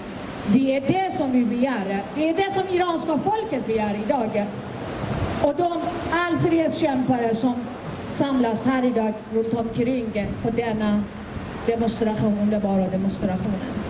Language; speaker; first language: Swedish; non-native, fluent; Persian